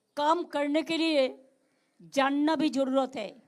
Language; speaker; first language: Hindi; non-native, local second language; Bangla